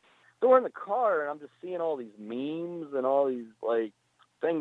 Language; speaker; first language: English; native; English